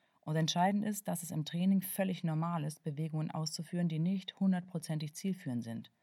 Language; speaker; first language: German; native; German